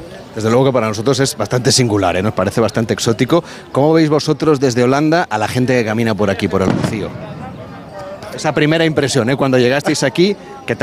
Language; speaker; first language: Spanish; native; Spanish